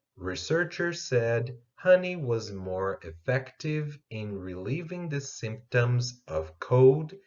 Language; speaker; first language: English; non-native, fluent; Portuguese